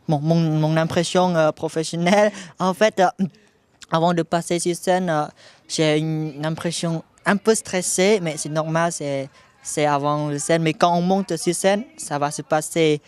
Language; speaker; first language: French; non-native, fluent; Khmer